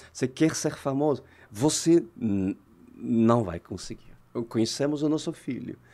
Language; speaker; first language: Portuguese; non-native, fluent; French